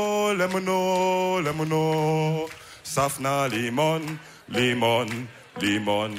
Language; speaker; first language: German; early bilingual, other home language; Wolof